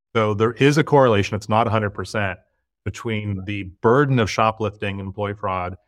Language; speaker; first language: English; native; English